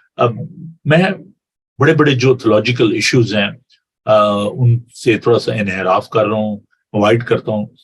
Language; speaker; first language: Urdu; non-native, local second language; Punjabi